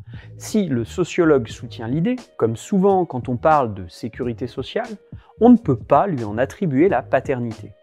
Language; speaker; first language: French; native; French